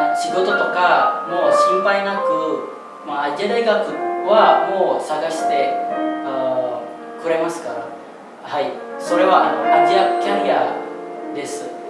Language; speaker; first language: Japanese; non-native, fluent; Indonesian